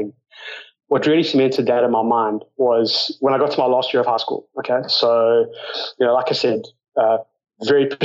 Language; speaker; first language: English; native; English